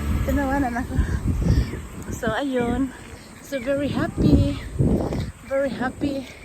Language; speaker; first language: English; non-native, local second language; Cebuano